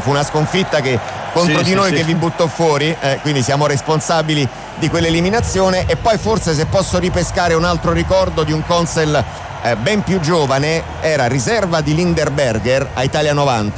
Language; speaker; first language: Italian; native; Italian